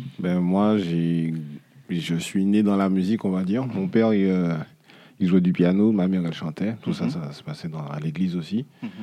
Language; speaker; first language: French; native; French